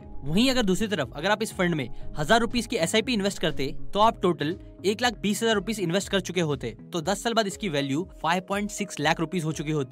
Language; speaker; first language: Hindi; native; Hindi